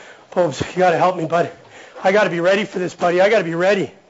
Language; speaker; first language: English; native; English